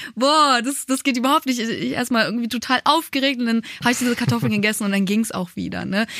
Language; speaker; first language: German; early bilingual, other home language; Polish